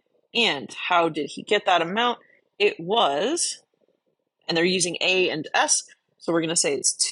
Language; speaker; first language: English; native; English